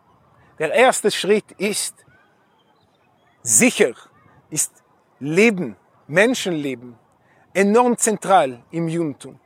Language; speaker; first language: German; non-native, fluent; Hebrew